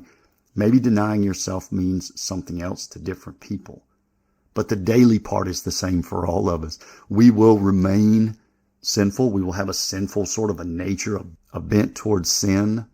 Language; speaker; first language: English; native; English